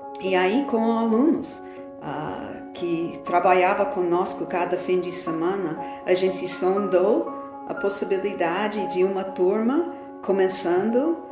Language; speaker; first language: Portuguese; non-native, fluent; English